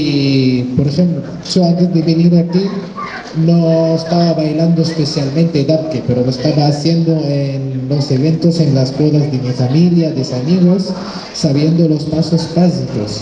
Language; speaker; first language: Spanish; non-native, fluent; Arabic